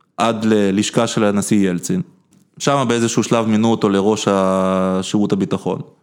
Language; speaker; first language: Hebrew; early bilingual, other home language; Russian